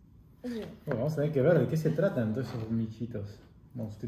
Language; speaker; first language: Spanish; native; Spanish